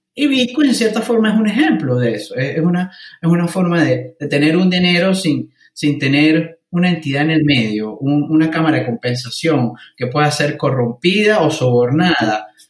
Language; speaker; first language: Spanish; native; Spanish